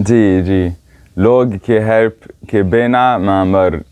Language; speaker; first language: Hindi; non-native, learner; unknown